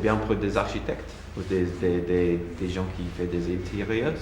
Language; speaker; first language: French; non-native, learner; English